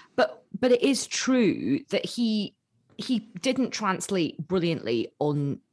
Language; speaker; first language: English; native; English